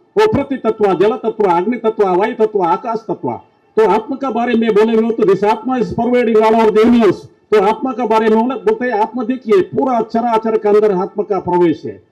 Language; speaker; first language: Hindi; non-native, local second language; Kannada